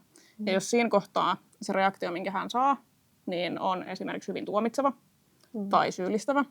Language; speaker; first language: Finnish; native; Finnish